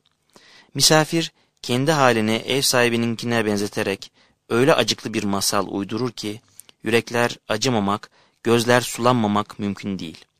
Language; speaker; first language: Turkish; native; Turkish